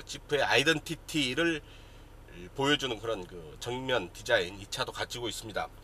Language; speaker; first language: Korean; native; Korean